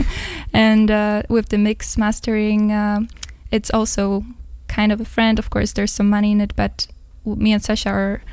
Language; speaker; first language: English; non-native, fluent; Polish